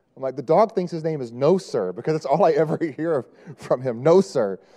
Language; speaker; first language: English; native; English